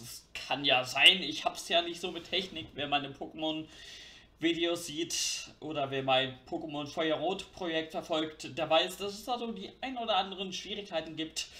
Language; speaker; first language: German; native; German